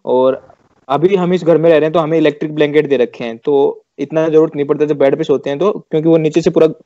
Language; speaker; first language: Hindi; native; Hindi